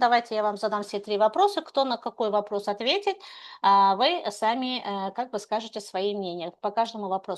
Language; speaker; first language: Russian; non-native, local second language; Kazakh